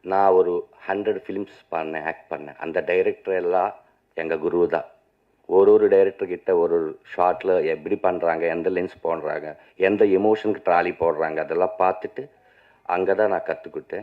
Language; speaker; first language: Tamil; non-native, learner; Telugu